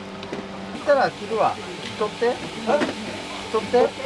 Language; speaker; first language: Japanese; native; Japanese